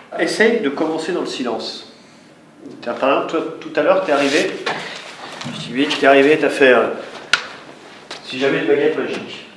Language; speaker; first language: French; native; French